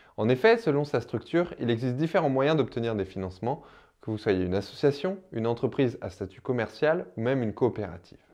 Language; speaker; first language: French; native; French